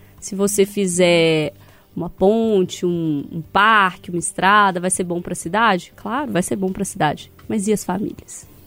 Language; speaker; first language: Portuguese; native; Portuguese